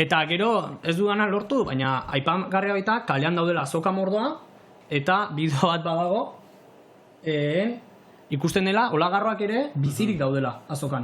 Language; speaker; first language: Basque; native; Basque